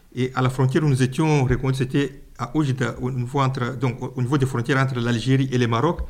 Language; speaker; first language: French; non-native, local second language; Luba-Lulua